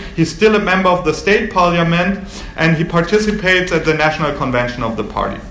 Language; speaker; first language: English; non-native, fluent; German